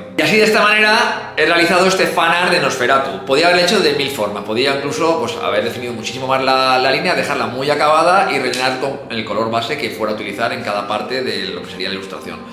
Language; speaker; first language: Spanish; native; Spanish